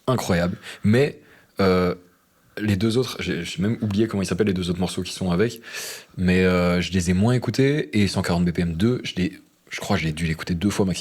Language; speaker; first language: French; native; French